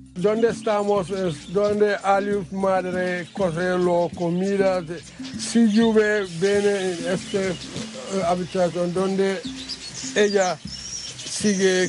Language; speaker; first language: Spanish; non-native, learner; Wolof